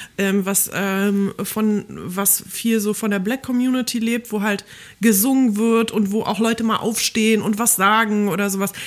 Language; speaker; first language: German; early bilingual, other home language; Polish